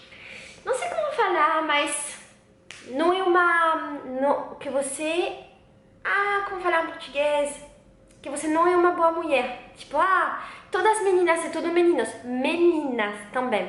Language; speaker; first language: Portuguese; non-native, learner; French